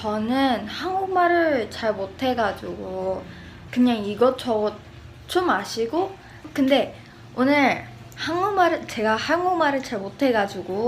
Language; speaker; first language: Korean; non-native, learner; Filipino